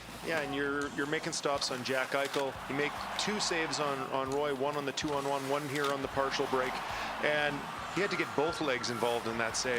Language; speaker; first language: English; native; English